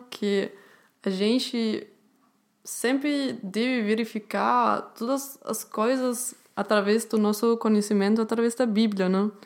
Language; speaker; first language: Portuguese; non-native, fluent; German